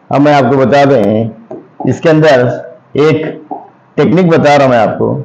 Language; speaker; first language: Hindi; non-native, local second language; Telugu